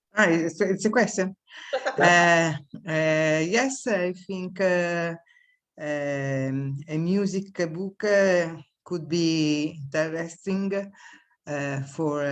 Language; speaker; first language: English; non-native, learner; Italian